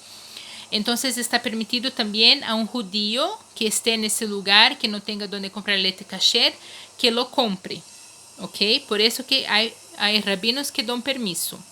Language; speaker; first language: Spanish; non-native, fluent; Portuguese